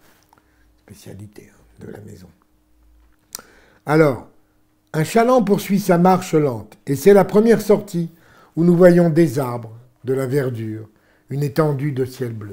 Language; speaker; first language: French; native; French